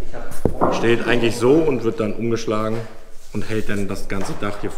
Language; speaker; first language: German; native; German